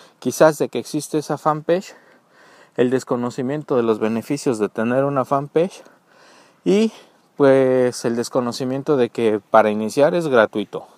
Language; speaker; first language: Spanish; native; Spanish